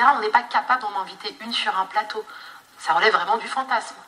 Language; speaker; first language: French; native; French